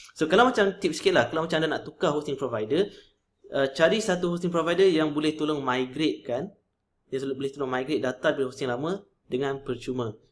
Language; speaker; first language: Malay; native; Malay